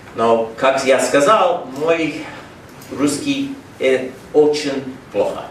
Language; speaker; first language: Russian; non-native, learner; English